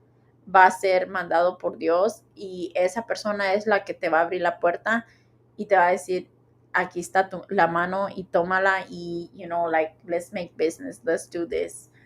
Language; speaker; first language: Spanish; early bilingual, heritage; Spanish